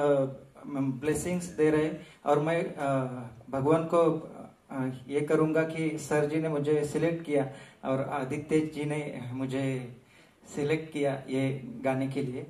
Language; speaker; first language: Hindi; non-native, local second language; Marathi